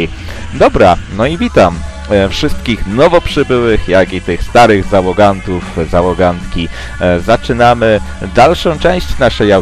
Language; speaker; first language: Polish; native; Polish